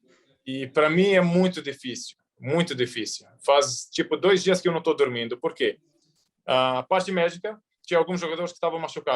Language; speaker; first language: Portuguese; early bilingual, heritage; Arabic